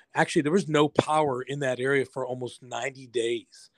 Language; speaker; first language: English; native; English